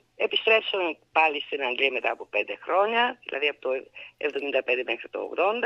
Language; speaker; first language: Greek; early bilingual, heritage; Bulgarian